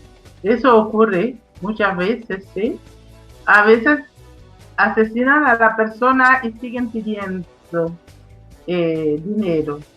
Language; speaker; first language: Spanish; non-native, fluent; Haitian Creole